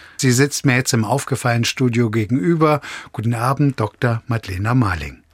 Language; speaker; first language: German; native; German